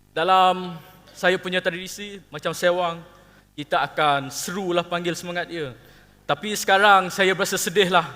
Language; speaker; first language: Malay; non-native, local second language; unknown